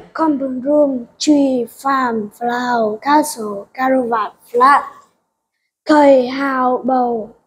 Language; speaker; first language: English; non-native, learner; Vietnamese